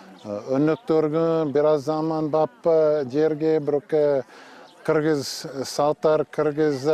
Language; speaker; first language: Kyrgyz; non-native, learner; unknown